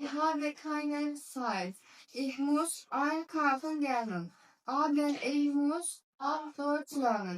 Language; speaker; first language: German; non-native, learner; Turkish